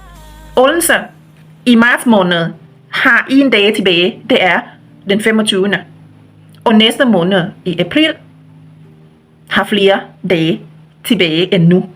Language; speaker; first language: Danish; non-native, fluent; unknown